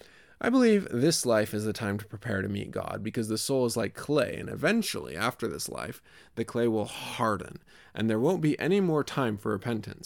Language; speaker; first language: English; native; English